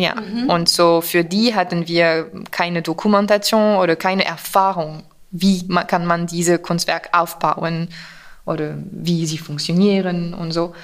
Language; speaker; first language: German; non-native, fluent; French